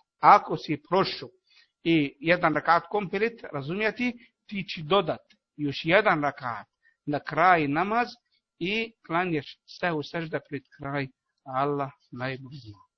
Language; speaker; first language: Bosnian; non-native, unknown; Arabic